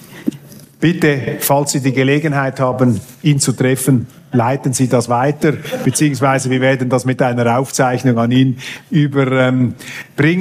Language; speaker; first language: German; native; German